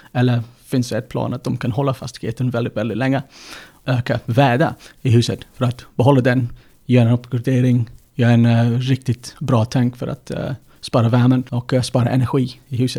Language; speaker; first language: Swedish; non-native, fluent; English